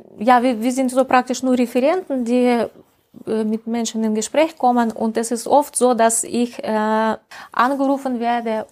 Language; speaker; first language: German; non-native, fluent; Russian